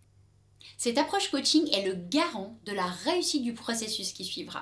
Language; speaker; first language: French; native; French